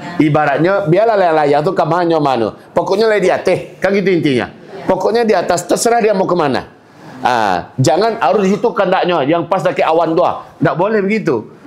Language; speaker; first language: Malay; non-native, local second language; Minangkabau